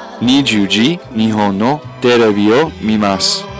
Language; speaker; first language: Japanese; non-native, learner; English